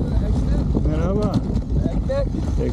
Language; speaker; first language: Turkish; non-native, learner; German